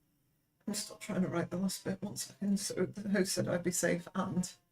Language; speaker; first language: English; native; English